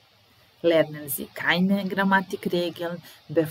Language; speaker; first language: German; non-native, fluent; Serbian